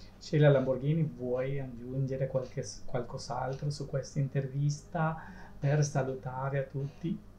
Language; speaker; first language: Italian; non-native, fluent; Spanish